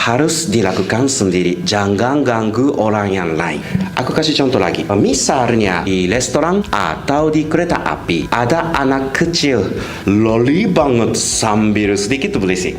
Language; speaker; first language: Indonesian; non-native, fluent; Japanese